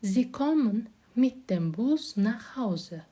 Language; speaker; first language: German; non-native, fluent; Azerbaijani